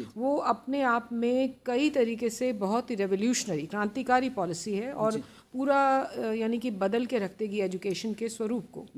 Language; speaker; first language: Hindi; native; Hindi